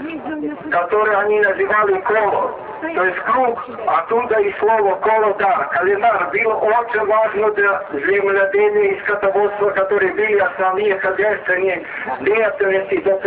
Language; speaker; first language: Russian; non-native, fluent; Serbian